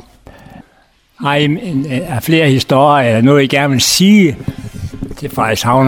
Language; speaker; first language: Danish; native; Danish